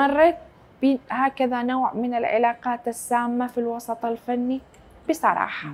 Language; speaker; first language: Arabic; native; Arabic